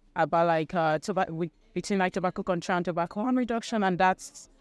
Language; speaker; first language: English; non-native, local second language; Yoruba